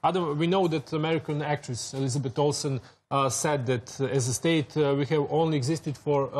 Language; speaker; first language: English; non-native, learner; Serbian